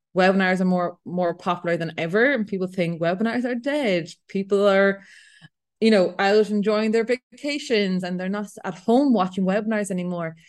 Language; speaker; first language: English; native; English